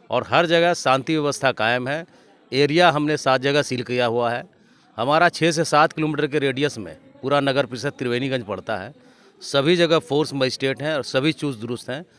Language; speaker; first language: Hindi; native; Hindi